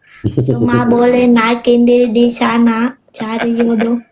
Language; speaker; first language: Indonesian; non-native, learner; Vietnamese